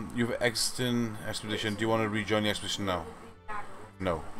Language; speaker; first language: English; native; English